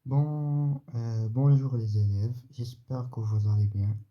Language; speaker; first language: French; non-native, local second language; Arabic